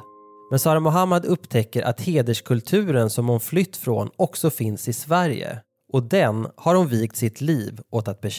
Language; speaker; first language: Swedish; native; Swedish